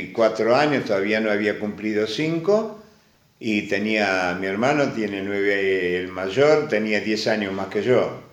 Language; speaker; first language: Spanish; early bilingual, other home language; Greek